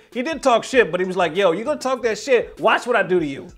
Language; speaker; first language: English; native; English